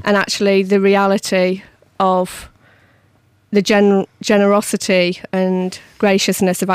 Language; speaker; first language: English; native; English